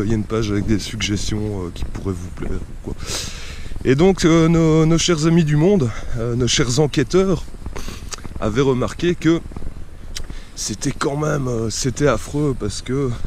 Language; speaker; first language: French; native; French